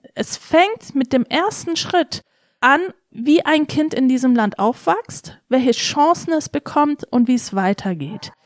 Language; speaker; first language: German; early bilingual, other home language; Turkish